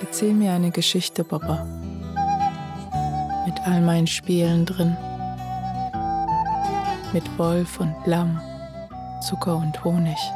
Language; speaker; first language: German; early bilingual, other home language; Turkish